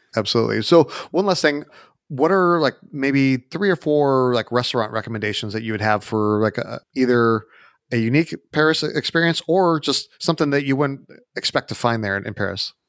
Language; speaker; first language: English; native; English